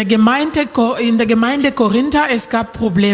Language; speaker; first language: German; non-native, learner; French